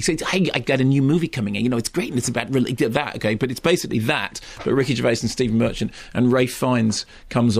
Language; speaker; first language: English; native; English